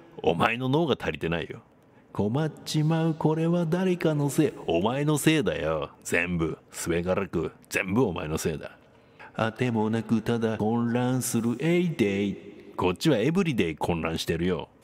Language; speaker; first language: Japanese; native; Japanese